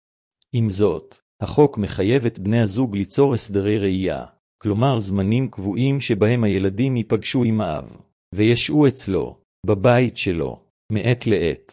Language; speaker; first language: Hebrew; native; Hebrew